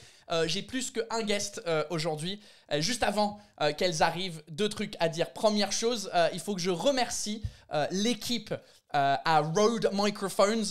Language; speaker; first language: French; non-native, fluent; English